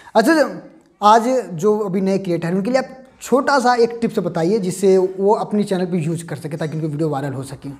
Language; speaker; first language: Hindi; native; Hindi